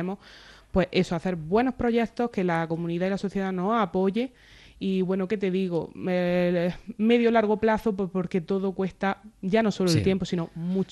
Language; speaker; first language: Spanish; native; Spanish